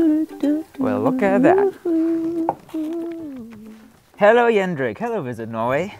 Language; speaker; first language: English; non-native, fluent; German